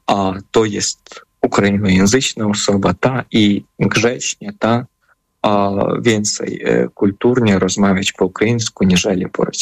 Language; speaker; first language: Polish; non-native, fluent; Ukrainian